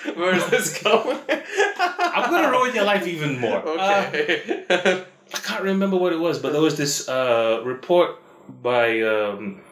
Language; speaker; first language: English; non-native, local second language; Malay